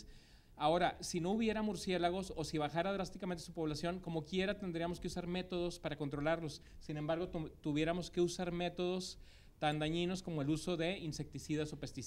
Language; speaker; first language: Spanish; native; Spanish